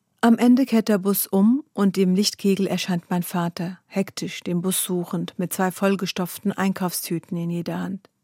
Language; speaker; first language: German; early bilingual, other home language; Zaza